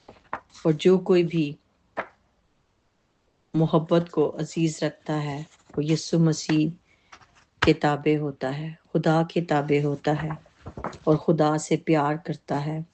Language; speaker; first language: Urdu; native; Urdu